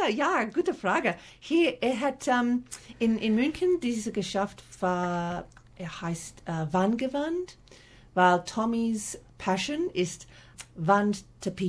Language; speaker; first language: German; non-native, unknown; English